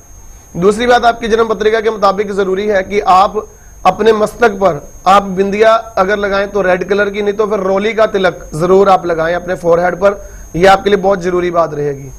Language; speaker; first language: Hindi; native; Hindi